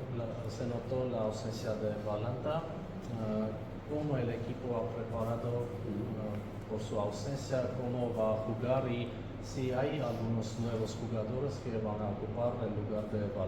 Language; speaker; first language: Spanish; non-native, fluent; Armenian